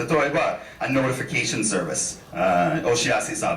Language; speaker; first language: Japanese; non-native, fluent; English